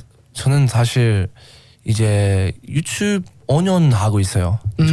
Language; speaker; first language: Korean; non-native, learner; English